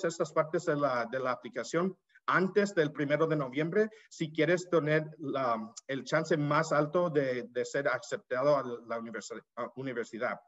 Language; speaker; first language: Spanish; early bilingual, heritage; Spanish